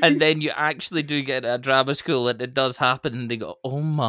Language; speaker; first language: English; native; English